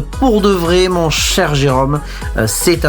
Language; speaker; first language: French; native; French